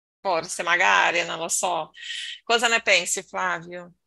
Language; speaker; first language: Italian; non-native, learner; Portuguese